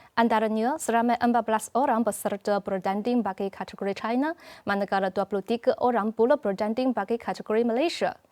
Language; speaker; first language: Malay; non-native, fluent; Chinese